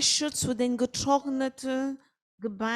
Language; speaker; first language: German; non-native, fluent; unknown